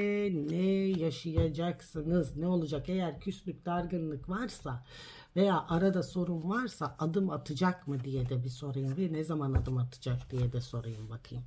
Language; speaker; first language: Turkish; early bilingual, heritage; Turkish